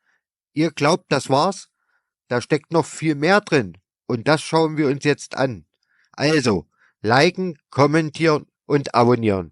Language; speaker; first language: German; native; German